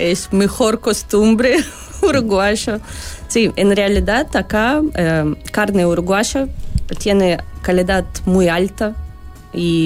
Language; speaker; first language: Spanish; non-native, learner; Russian